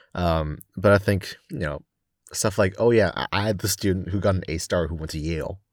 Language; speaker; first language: English; non-native, local second language; Cantonese